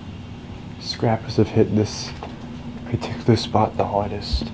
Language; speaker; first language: English; native; English